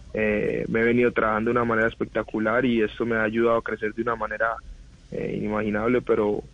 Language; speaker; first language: Spanish; native; Spanish